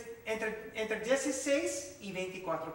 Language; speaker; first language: Spanish; non-native, fluent; English